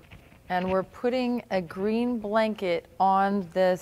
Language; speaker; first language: English; native; English